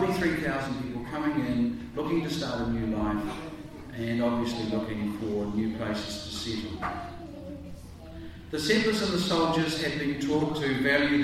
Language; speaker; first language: English; native; English